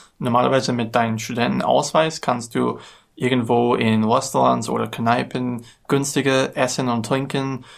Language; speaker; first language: German; non-native, learner; English